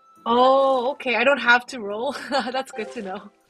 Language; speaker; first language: English; non-native, fluent; Korean